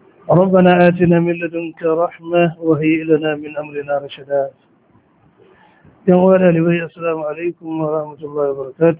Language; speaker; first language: Arabic; non-native, fluent; Hausa